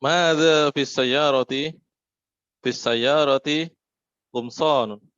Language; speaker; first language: Arabic; non-native, learner; Indonesian